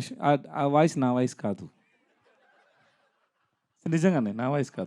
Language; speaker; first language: Telugu; non-native, learner; Tamil